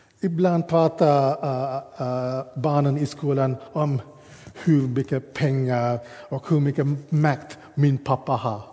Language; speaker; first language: Swedish; non-native, fluent; English